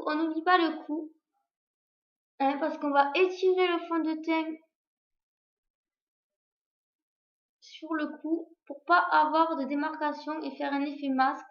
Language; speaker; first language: French; native; French